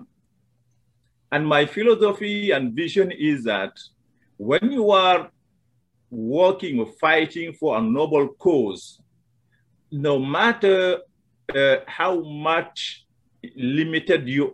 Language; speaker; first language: English; non-native, fluent; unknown